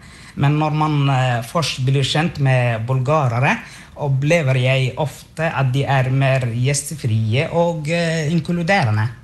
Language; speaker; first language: Norwegian; non-native, fluent; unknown